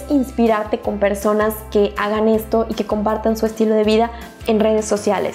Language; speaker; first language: Spanish; native; Spanish